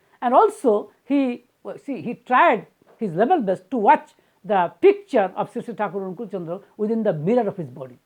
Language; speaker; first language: English; non-native, local second language; Bangla